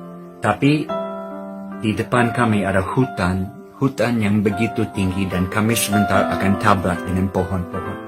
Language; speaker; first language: Indonesian; non-native, fluent; English